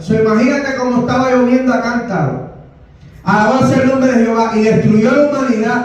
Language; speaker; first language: Spanish; native; Spanish